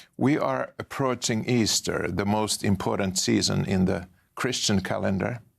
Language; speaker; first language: English; non-native, fluent; Finnish